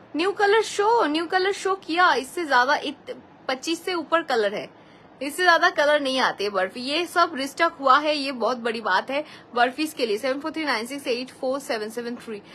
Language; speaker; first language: Hindi; non-native, local second language; Bangla